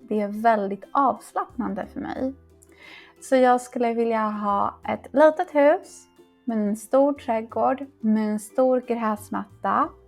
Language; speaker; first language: Swedish; non-native, fluent; Polish